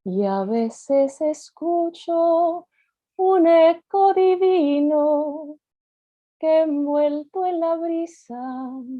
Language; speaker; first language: Spanish; early bilingual, other home language; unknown